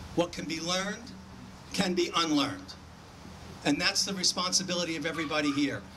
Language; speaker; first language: English; native; English